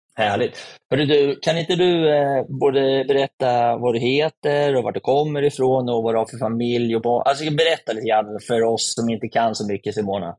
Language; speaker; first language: Swedish; native; Swedish